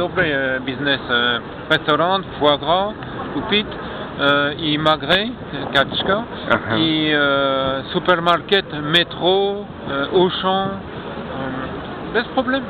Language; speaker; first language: Russian; non-native, learner; French